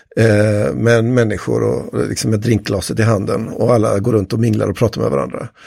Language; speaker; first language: Swedish; native; Swedish